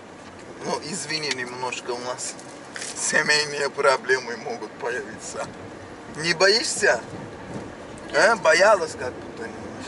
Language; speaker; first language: Russian; non-native, learner; Turkish